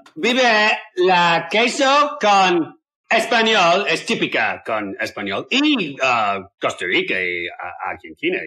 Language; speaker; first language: Spanish; non-native, learner; English